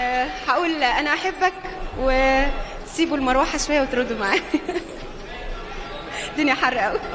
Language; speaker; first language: Arabic; native; Arabic